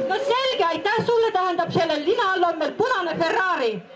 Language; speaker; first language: Estonian; native; Estonian